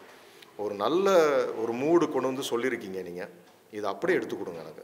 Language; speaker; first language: Tamil; native; Tamil